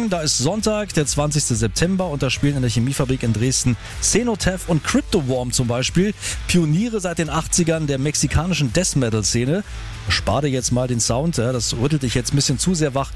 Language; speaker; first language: German; native; German